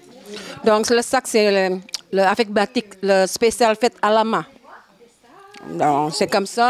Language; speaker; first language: French; non-native, learner; Indonesian